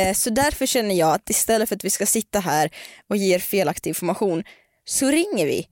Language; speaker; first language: Swedish; native; Swedish